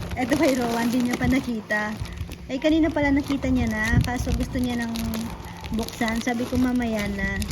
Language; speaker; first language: Filipino; native; Filipino